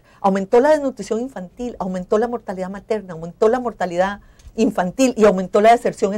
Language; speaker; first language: Spanish; native; Spanish